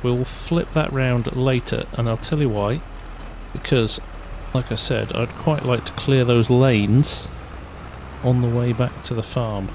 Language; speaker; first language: English; native; English